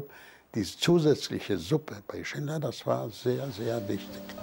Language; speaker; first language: German; non-native, fluent; Polish